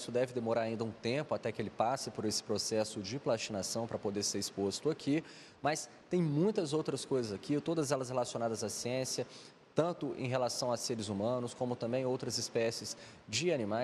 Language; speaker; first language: Portuguese; native; Portuguese